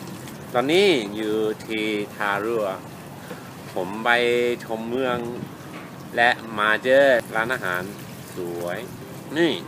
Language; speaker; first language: Thai; non-native, fluent; English